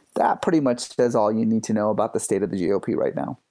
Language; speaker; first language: English; early bilingual, other home language; Persian